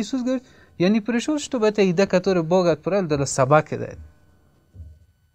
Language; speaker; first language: Russian; non-native, learner; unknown